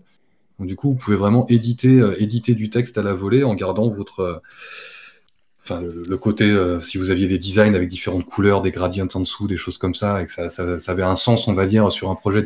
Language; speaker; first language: French; native; French